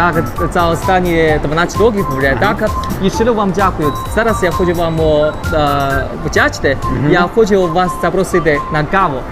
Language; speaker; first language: Ukrainian; non-native, learner; Chinese